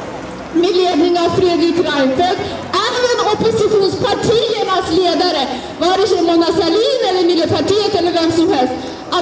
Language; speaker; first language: Swedish; non-native, fluent; Azerbaijani